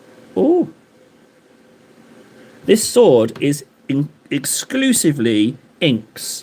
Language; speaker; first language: English; native; English